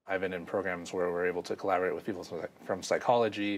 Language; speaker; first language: English; native; English